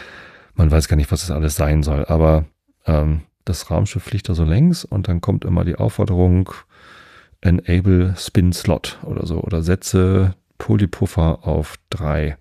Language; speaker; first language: German; native; German